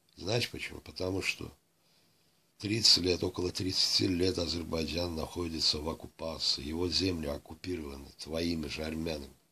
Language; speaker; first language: Russian; non-native, local second language; Azerbaijani